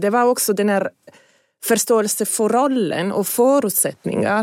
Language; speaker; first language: Swedish; non-native, fluent; Italian